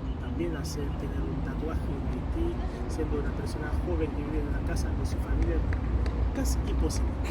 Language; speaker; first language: Spanish; non-native, fluent; Haitian Creole